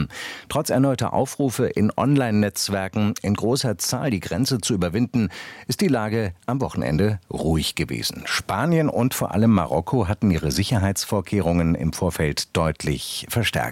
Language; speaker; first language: German; native; German